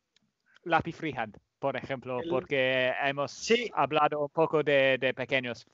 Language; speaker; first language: Spanish; non-native, fluent; English